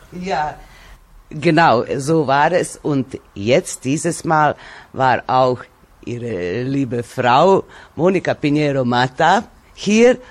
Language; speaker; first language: German; non-native, fluent; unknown